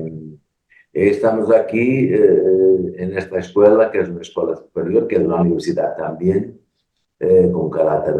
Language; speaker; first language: Spanish; non-native, learner; Portuguese